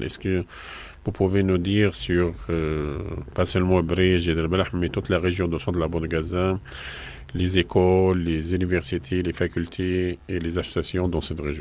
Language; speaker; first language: French; non-native, fluent; Arabic